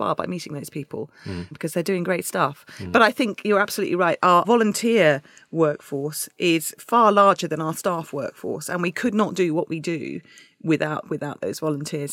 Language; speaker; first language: English; native; English